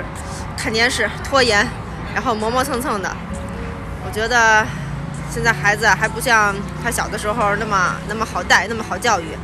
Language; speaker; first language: Chinese; native; Chinese